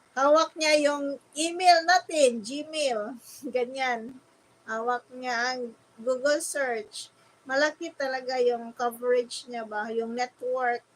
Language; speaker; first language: Filipino; non-native, local second language; Cebuano